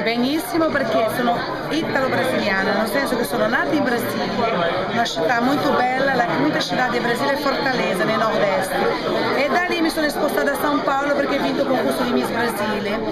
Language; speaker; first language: Italian; non-native, fluent; Portuguese